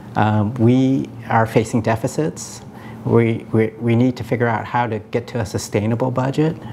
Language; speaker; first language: English; native; English